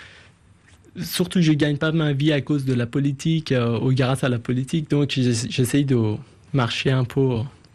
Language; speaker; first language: French; non-native, fluent; Persian